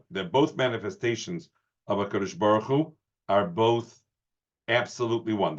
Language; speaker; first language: English; native; English